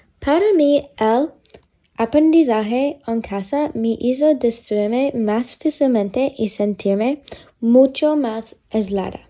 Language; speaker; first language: Spanish; non-native, learner; English